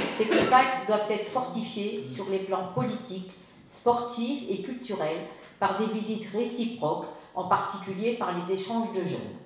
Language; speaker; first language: French; native; French